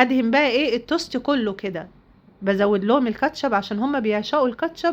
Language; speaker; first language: Arabic; native; Arabic